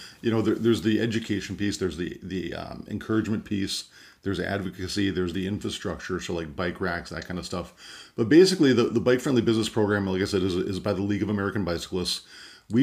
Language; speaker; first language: English; native; English